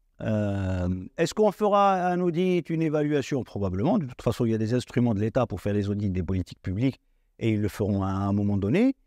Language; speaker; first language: French; non-native, local second language; Arabic